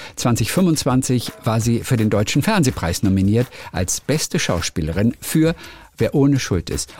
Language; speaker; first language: German; native; German